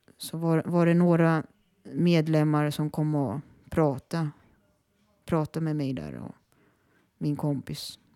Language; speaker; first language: Swedish; early bilingual, other home language; Finnish